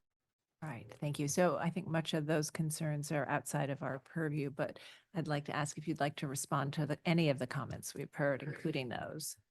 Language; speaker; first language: English; native; English